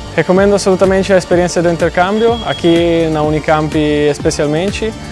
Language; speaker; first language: Portuguese; non-native, fluent; Italian